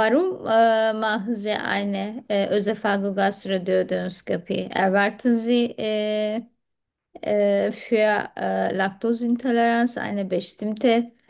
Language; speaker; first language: German; non-native, fluent; Turkish